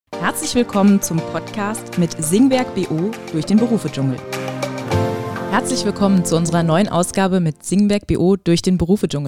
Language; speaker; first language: German; native; German